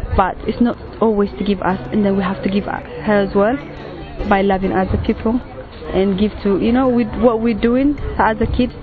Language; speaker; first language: English; non-native, fluent; Tigrinya